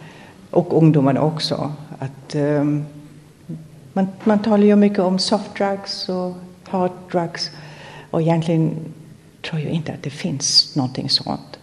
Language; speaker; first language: Swedish; non-native, fluent; German